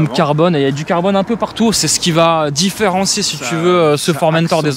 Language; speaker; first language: French; native; French